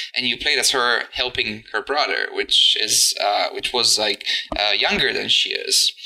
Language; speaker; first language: English; non-native, fluent; Italian